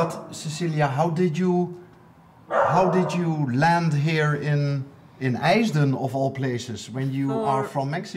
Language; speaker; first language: English; non-native, fluent; Dutch